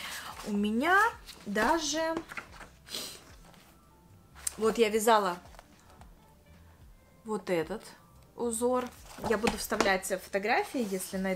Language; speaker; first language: Russian; native; Russian